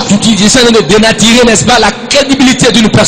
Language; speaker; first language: French; non-native, local second language; Lingala